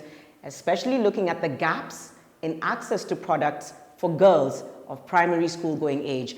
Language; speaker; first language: English; non-native, local second language; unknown